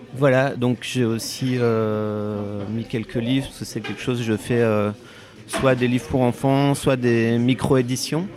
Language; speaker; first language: French; native; French